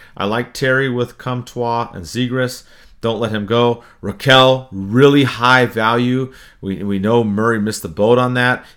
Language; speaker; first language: English; native; English